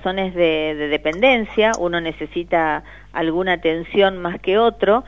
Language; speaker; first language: Spanish; native; Spanish